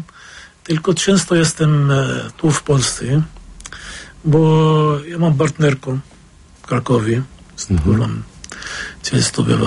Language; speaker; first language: Polish; non-native, fluent; Arabic